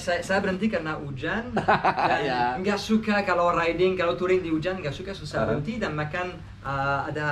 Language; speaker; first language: Indonesian; non-native, learner; English